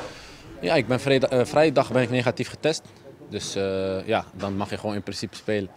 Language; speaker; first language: Dutch; native; Dutch